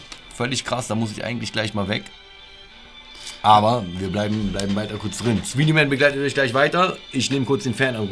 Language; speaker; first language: German; native; German